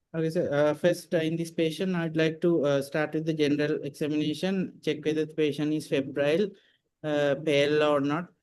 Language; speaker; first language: English; non-native, local second language; Sinhala